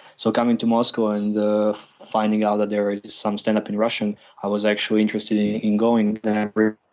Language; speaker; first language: English; non-native, fluent; Croatian